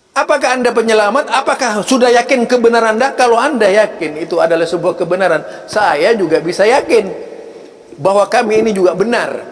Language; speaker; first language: Indonesian; non-native, local second language; Madurese